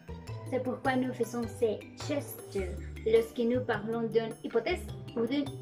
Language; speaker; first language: French; non-native, learner; Spanish